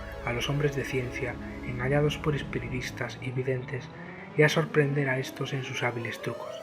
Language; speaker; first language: Spanish; native; Spanish